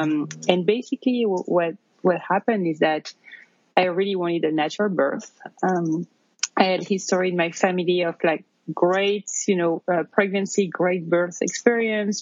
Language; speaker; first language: English; non-native, fluent; French